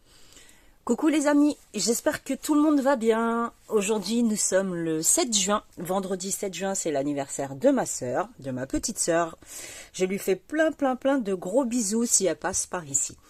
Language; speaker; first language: French; native; French